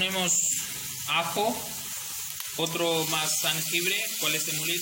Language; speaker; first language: Spanish; non-native, learner; Urdu